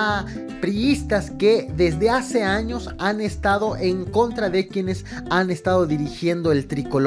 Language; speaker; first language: Spanish; native; Spanish